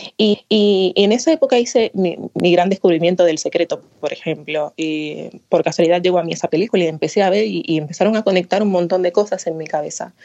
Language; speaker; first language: Spanish; native; Spanish